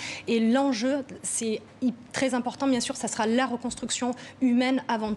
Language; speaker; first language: French; native; French